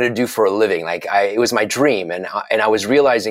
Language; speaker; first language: English; native; English